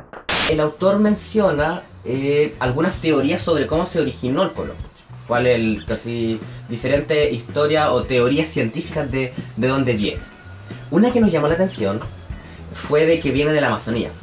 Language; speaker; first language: Spanish; native; Spanish